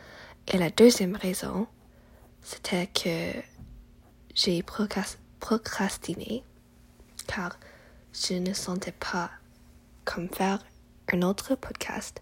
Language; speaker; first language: French; non-native, learner; English